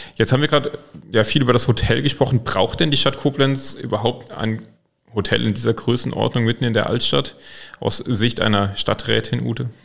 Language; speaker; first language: German; native; German